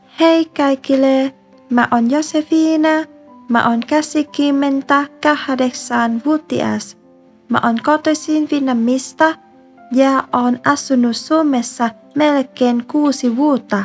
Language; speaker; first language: Finnish; non-native, fluent; Vietnamese